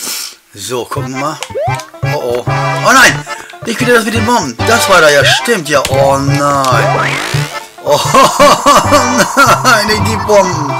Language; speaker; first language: German; native; German